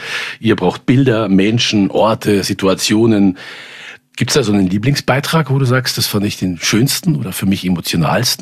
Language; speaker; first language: German; native; German